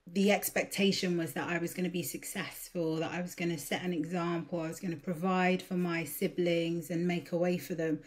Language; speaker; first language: English; early bilingual, other home language; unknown